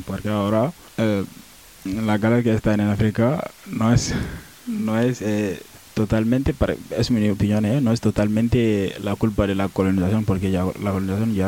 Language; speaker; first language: Spanish; non-native, learner; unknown